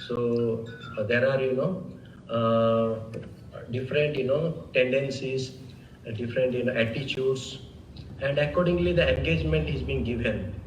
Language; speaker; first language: English; non-native, local second language; Bangla